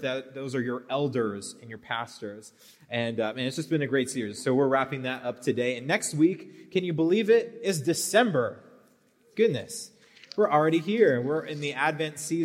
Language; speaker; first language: English; native; English